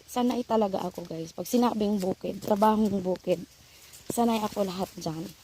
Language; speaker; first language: Filipino; non-native, local second language; Cebuano